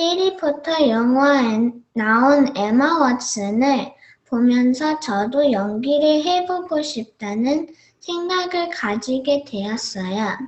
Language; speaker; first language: Korean; early bilingual, heritage; Korean